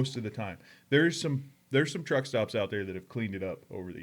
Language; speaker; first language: English; native; English